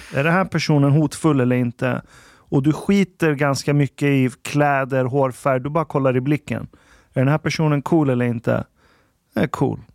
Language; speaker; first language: Swedish; early bilingual, other home language; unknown